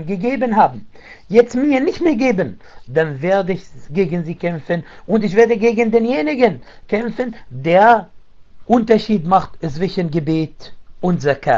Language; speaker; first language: German; non-native, fluent; Arabic